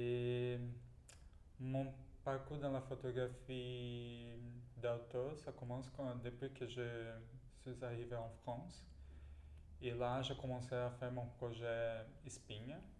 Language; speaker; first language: French; non-native, fluent; Portuguese